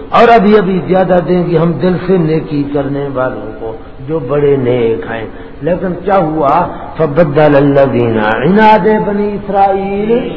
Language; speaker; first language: Urdu; non-native, local second language; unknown